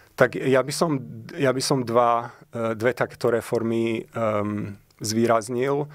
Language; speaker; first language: Slovak; early bilingual, heritage; Slovak